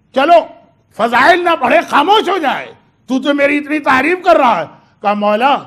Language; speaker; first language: Hindi; native; Hindi